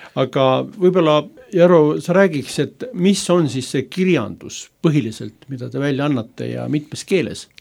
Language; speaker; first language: Estonian; native; Estonian